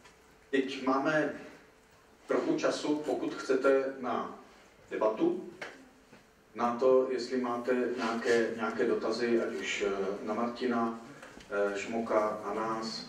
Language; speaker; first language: Czech; native; Czech